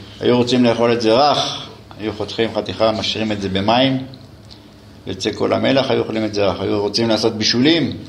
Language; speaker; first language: Hebrew; native; Hebrew